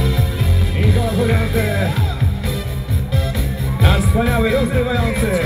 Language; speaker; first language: Polish; native; Polish